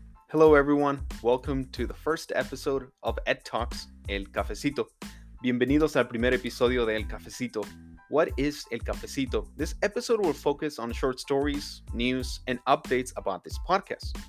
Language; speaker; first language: English; early bilingual, other home language; Spanish